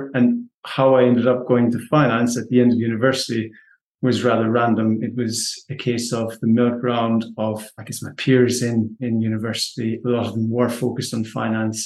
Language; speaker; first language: English; native; English